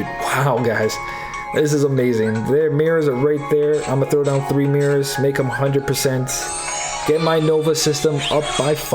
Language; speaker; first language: English; native; English